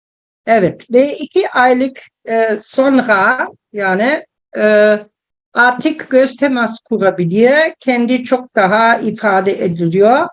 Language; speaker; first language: Turkish; non-native, learner; German